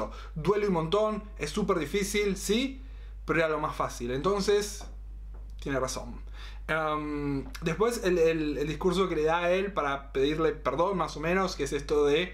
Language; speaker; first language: Spanish; native; Spanish